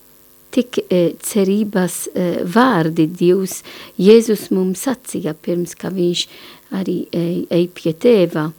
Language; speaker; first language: Latvian; non-native, learner; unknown